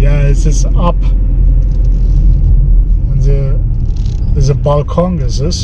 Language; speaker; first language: English; non-native, learner; Turkish